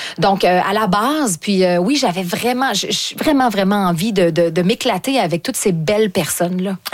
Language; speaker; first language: French; native; French